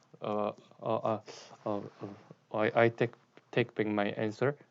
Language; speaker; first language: English; non-native, learner; Korean